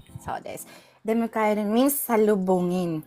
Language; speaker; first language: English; non-native, local second language; Filipino